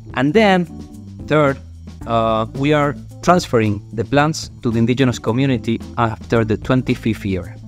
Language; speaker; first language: English; non-native, fluent; Spanish